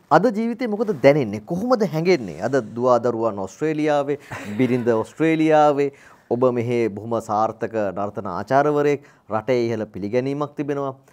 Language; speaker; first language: Sinhala; native; Sinhala